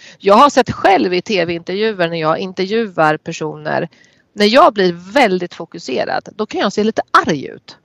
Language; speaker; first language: Swedish; native; Swedish